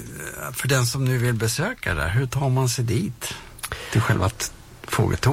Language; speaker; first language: Swedish; native; Swedish